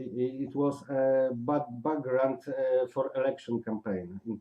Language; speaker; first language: English; non-native, learner; Polish